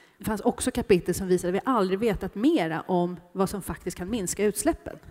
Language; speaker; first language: Swedish; native; Swedish